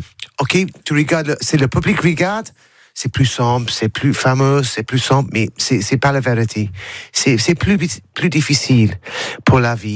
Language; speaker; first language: French; non-native, learner; English